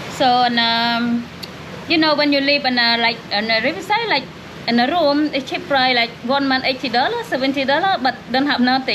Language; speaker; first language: English; non-native, learner; Khmer